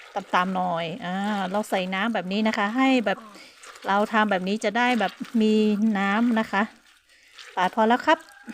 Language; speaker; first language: Thai; non-native, local second language; Hmong